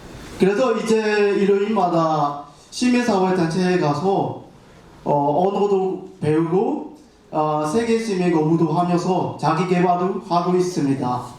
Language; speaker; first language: Korean; non-native, learner; Burmese